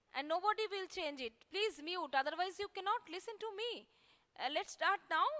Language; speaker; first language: English; non-native, local second language; Bangla